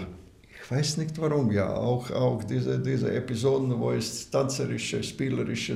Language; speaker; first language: German; non-native, learner; Latvian